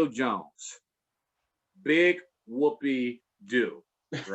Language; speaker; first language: English; native; English